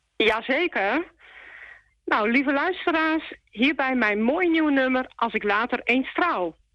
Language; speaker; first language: Dutch; native; Dutch